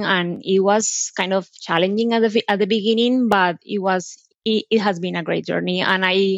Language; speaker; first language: English; non-native, fluent; Spanish